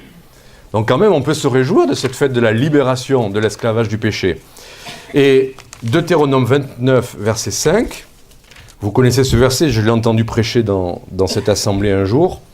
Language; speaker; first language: French; native; French